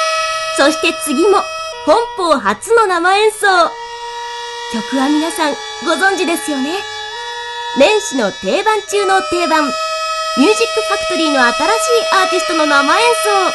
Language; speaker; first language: Japanese; native; Japanese